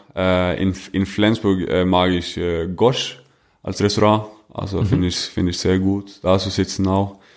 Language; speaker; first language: German; non-native, fluent; Norwegian